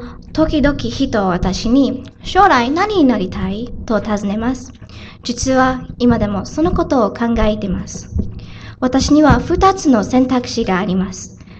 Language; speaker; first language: Japanese; non-native, learner; Filipino